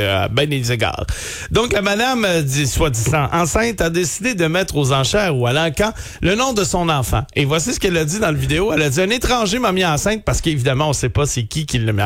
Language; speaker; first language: French; native; French